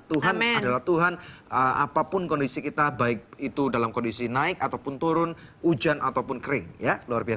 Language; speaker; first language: Indonesian; native; Indonesian